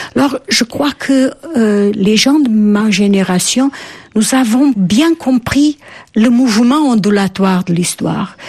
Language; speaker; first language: French; non-native, fluent; Portuguese